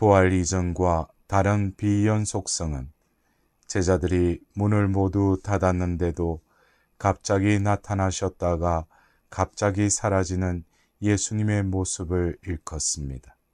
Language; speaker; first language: Korean; native; Korean